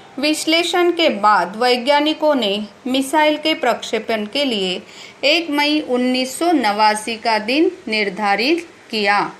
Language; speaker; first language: Hindi; non-native, local second language; Marathi